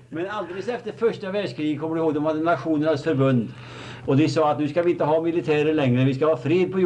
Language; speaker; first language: Swedish; native; Swedish